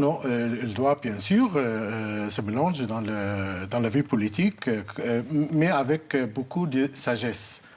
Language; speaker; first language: French; non-native, fluent; Arabic